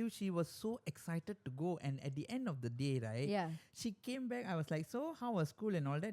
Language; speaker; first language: English; native; English